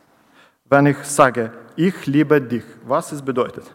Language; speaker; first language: German; non-native, learner; Ukrainian